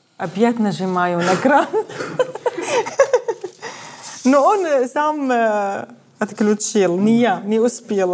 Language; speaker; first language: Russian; non-native, fluent; Arabic